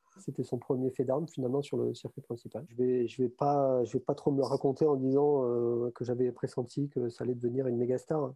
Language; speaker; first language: French; native; French